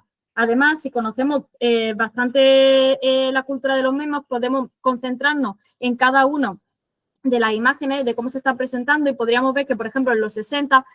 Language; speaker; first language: Spanish; native; Spanish